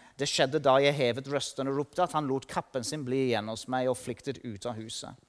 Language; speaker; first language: Norwegian; non-native, fluent; English